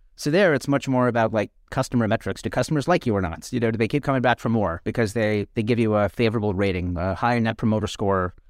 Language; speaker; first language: English; native; English